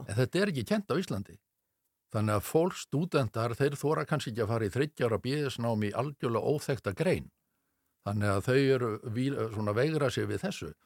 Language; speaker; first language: Icelandic; native; Icelandic